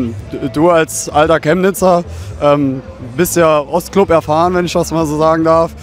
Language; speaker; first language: German; native; German